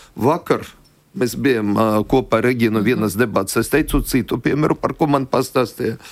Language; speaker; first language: Latvian; non-native, local second language; Russian